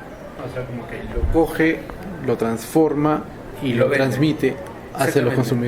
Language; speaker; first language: Spanish; native; Spanish